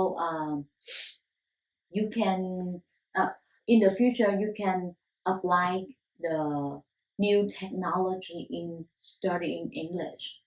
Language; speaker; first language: English; non-native, learner; Vietnamese